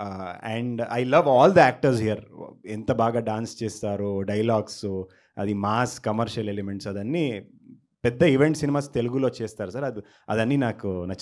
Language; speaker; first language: Telugu; non-native, learner; Kannada